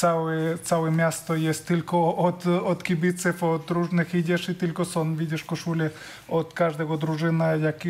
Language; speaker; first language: Polish; non-native, fluent; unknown